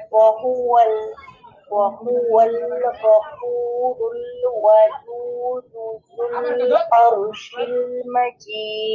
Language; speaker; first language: Arabic; non-native, learner; Bangla